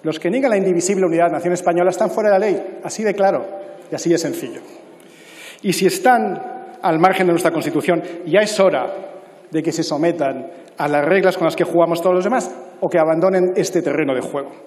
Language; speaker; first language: Spanish; native; Spanish